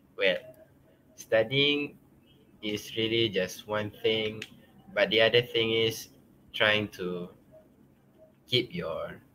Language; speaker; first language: English; non-native, local second language; Malay